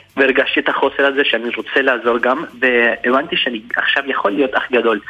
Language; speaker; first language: Hebrew; non-native, fluent; Spanish